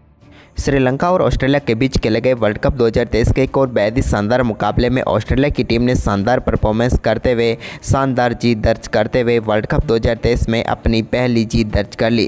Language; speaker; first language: Hindi; native; Hindi